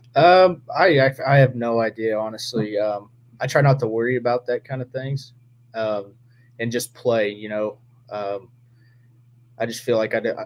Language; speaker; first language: English; native; English